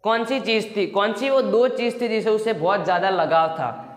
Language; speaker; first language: Hindi; non-native, local second language; Gujarati